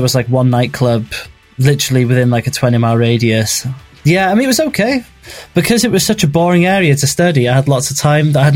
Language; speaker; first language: English; native; English